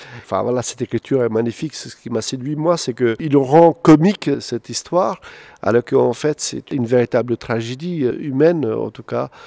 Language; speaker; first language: French; non-native, fluent; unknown